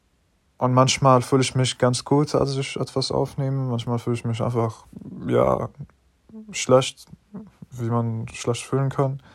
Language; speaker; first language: German; non-native, fluent; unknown